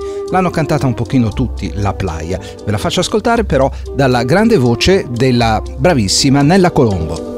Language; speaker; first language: Italian; native; Italian